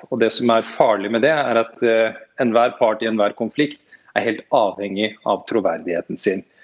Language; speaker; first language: Norwegian; native; Norwegian